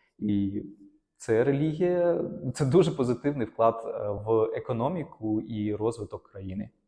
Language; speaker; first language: Ukrainian; non-native, local second language; Russian